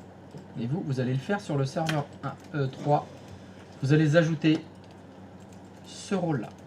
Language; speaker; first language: French; native; French